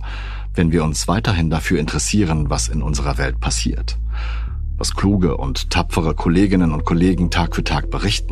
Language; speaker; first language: German; native; German